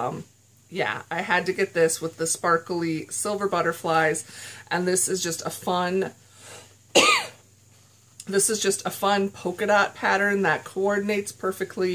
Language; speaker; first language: English; native; English